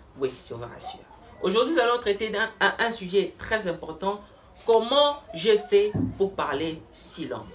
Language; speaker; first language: French; non-native, local second language; Lingala